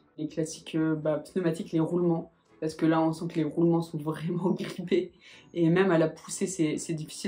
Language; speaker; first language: French; native; French